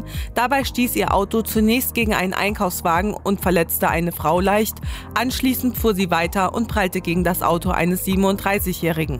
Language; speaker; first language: German; native; German